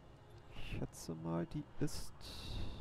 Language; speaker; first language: German; native; German